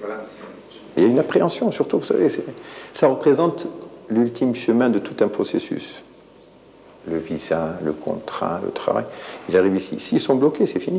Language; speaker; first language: French; non-native, local second language; Arabic